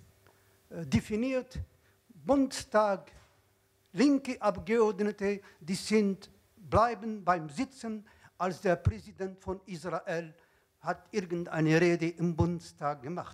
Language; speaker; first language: German; non-native, learner; Arabic